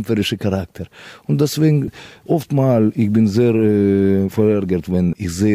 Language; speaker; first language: German; non-native, fluent; Russian